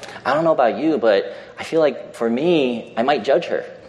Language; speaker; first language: English; early bilingual, other home language; Chinese